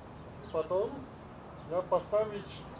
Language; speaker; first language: Russian; non-native, learner; Chinese